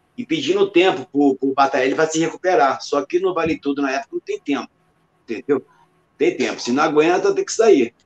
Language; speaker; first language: Portuguese; native; Portuguese